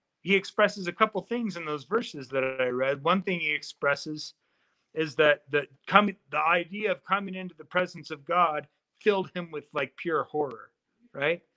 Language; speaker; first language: English; native; English